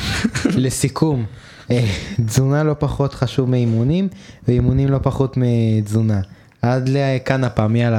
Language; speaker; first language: Hebrew; native; Hebrew